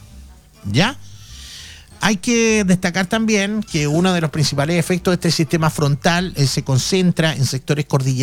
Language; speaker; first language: Spanish; native; Spanish